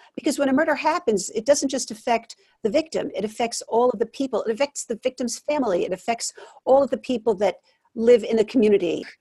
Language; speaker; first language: English; native; English